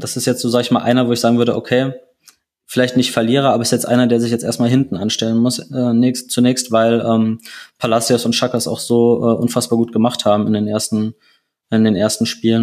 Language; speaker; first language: German; native; German